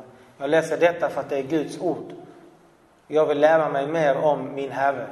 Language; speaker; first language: Swedish; non-native, fluent; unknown